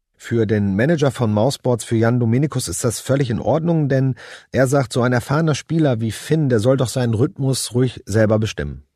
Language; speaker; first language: German; native; German